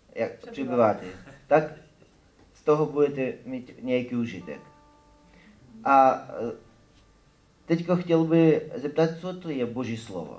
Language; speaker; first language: Czech; non-native, fluent; Ukrainian